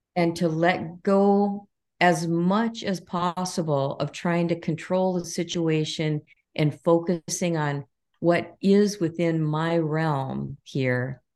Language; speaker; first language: English; native; English